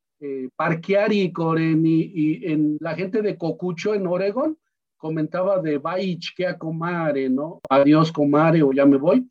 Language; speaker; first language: Spanish; non-native, local second language; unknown